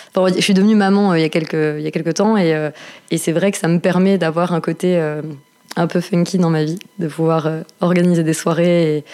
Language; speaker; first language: French; native; French